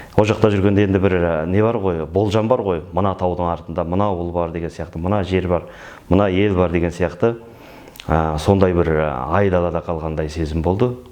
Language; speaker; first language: Kazakh; early bilingual, heritage; Kazakh